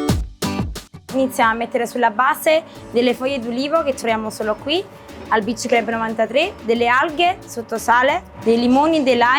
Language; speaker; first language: Italian; native; Italian